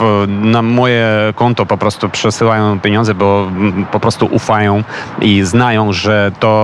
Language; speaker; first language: Polish; non-native, fluent; Ukrainian